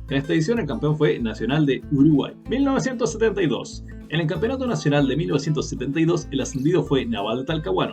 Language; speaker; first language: Spanish; native; Spanish